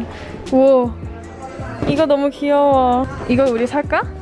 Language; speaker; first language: Korean; early bilingual, heritage; English